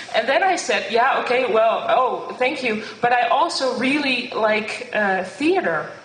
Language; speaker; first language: English; non-native, fluent; Dutch